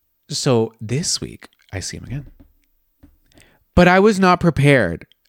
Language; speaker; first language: English; early bilingual, other home language; Spanish